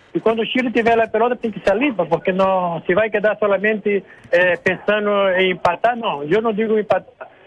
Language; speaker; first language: Spanish; non-native, learner; Portuguese